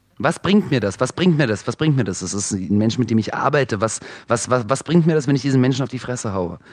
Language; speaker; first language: German; early bilingual, other home language; Russian